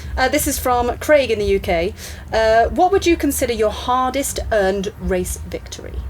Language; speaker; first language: English; native; English